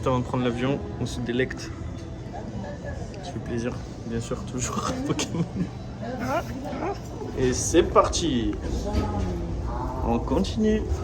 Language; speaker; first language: French; native; French